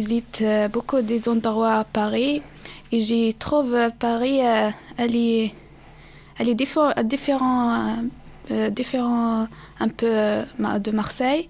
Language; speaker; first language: French; non-native, learner; Arabic